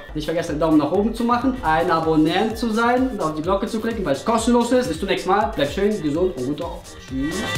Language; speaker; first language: German; early bilingual, other home language; Russian